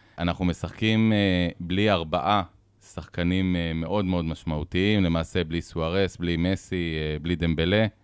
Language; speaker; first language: Hebrew; native; Hebrew